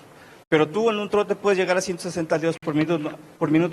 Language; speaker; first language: Spanish; native; Spanish